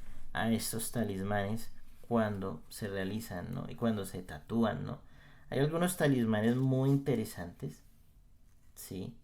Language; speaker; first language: Spanish; native; Spanish